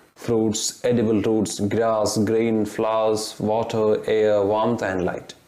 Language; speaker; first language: English; non-native, local second language; Malayalam